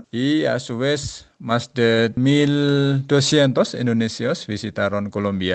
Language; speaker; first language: Spanish; non-native, fluent; Indonesian